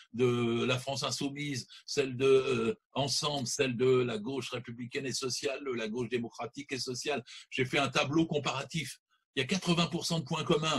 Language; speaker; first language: French; native; French